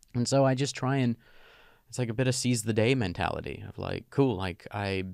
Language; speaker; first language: English; native; English